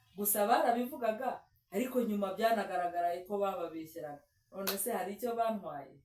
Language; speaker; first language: Kinyarwanda; native; Kinyarwanda